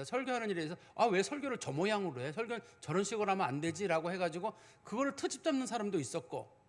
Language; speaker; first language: Korean; native; Korean